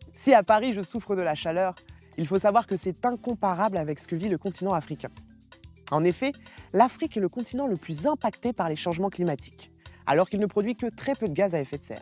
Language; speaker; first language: French; native; French